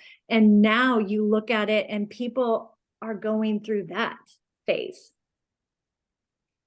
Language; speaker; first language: English; native; English